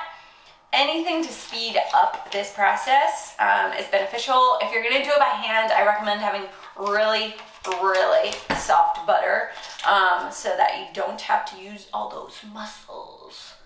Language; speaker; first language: English; native; English